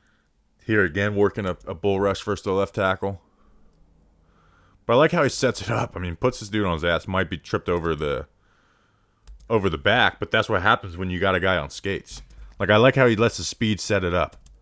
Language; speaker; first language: English; native; English